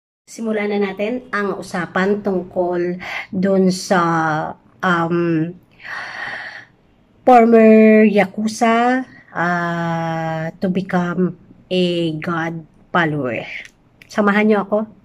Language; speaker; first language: Filipino; native; Filipino